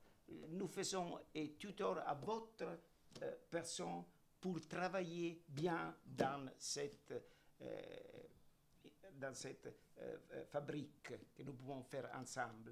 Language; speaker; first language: French; non-native, learner; Italian